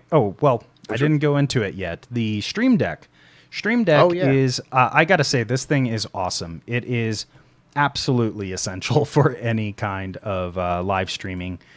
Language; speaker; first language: English; native; English